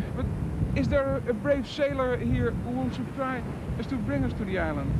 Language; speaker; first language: English; non-native, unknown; Dutch